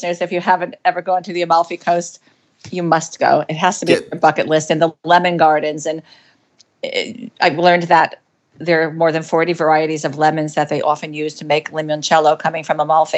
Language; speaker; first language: English; native; English